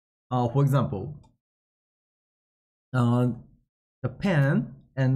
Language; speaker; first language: English; non-native, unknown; Japanese